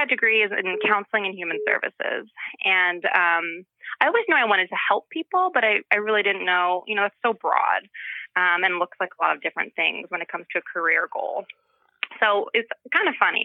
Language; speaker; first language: English; native; English